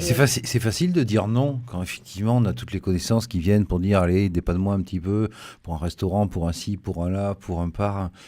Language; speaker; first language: French; native; French